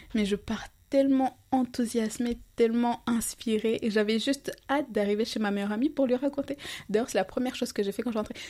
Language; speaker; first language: French; non-native, local second language; Ngazidja Comorian